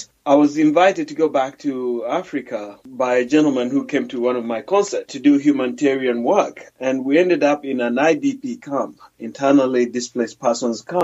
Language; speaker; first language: English; non-native, local second language; Ganda